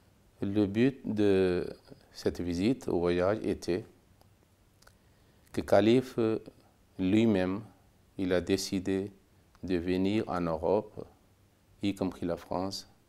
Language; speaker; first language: French; non-native, fluent; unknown